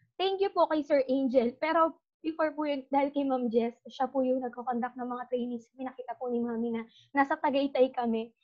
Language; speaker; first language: Filipino; native; Filipino